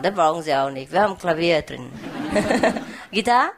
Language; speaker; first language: German; non-native, learner; Vietnamese